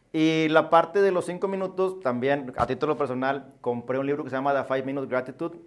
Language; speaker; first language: Spanish; native; Spanish